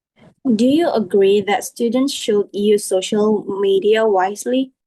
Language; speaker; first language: English; non-native, learner; Indonesian